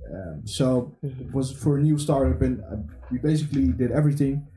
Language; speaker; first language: English; early bilingual, heritage; English